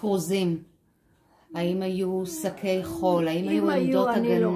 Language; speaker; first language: Hebrew; native; Hebrew